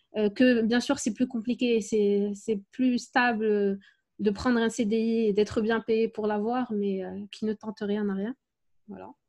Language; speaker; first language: French; native; French